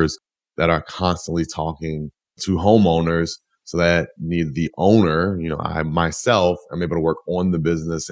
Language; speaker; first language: English; native; English